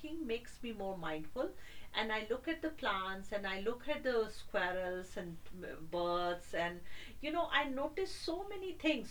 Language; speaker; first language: English; non-native, local second language; Hindi